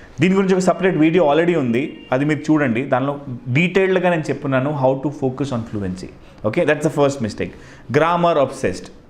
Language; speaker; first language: Telugu; non-native, local second language; Hindi